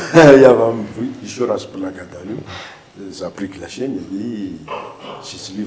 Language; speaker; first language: Russian; non-native, learner; Malagasy